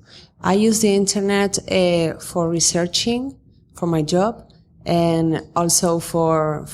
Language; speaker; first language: English; non-native, fluent; Spanish